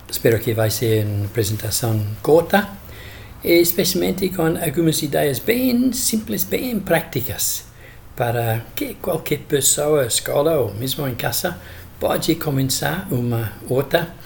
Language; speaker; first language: Portuguese; non-native, fluent; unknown